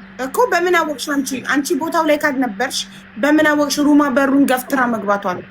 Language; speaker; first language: Amharic; native; Amharic